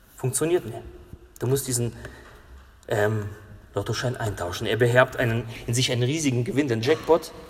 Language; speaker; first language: German; non-native, fluent; Russian